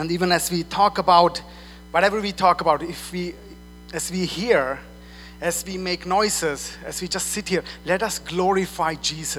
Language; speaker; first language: English; non-native, fluent; German